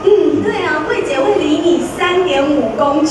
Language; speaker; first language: Chinese; native; Chinese